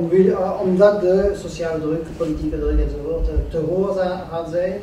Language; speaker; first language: Dutch; non-native, local second language; French